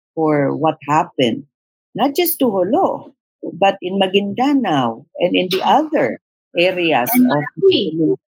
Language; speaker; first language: English; non-native, local second language; Tausug